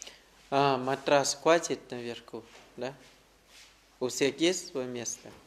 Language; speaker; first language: Russian; non-native, learner; Thai